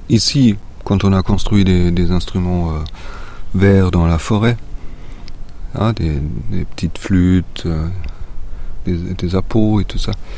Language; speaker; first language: French; non-native, fluent; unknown